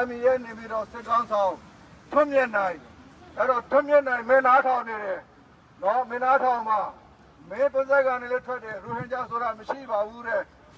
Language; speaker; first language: Burmese; non-native, local second language; Rohingya